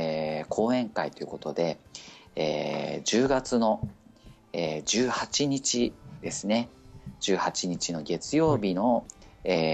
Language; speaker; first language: Japanese; native; Japanese